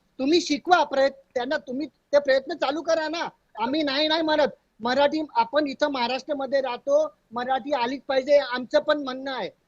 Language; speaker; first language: Marathi; non-native, local second language; Hindi